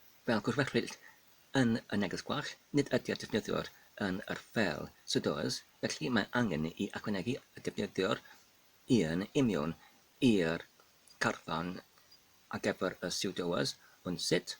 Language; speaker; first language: Welsh; non-native, learner; Polish